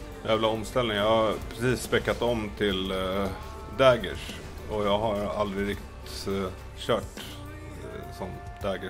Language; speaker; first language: Swedish; native; Swedish